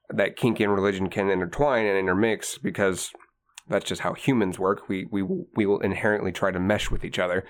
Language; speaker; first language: English; native; English